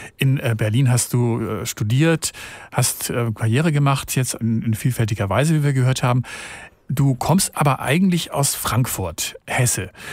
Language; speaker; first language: German; native; German